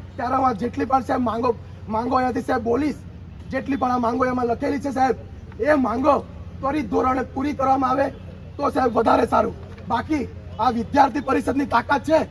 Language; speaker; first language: Gujarati; non-native, local second language; Kukna